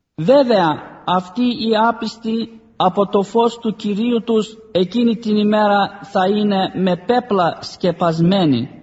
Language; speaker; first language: Greek; non-native, fluent; Arabic